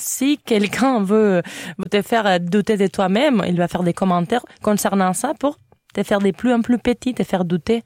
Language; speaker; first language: French; non-native, fluent; Spanish